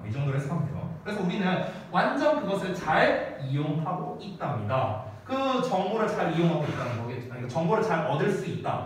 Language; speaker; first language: Korean; native; Korean